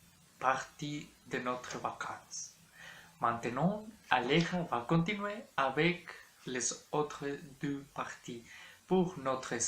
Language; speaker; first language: French; non-native, learner; Spanish